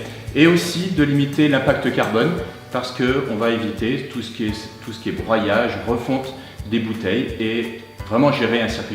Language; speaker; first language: French; native; French